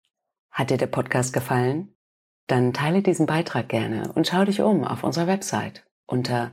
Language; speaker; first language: German; native; German